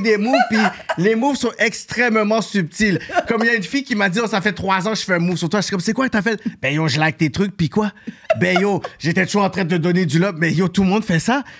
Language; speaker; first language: French; native; French